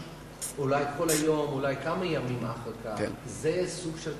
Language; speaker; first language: Hebrew; non-native, fluent; English